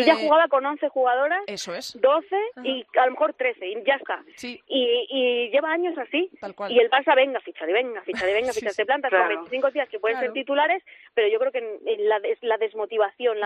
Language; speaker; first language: Spanish; native; Spanish